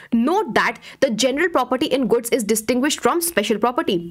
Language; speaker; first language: Hindi; native; Hindi